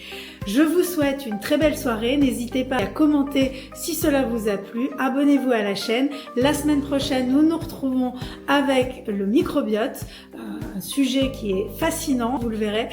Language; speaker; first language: French; native; French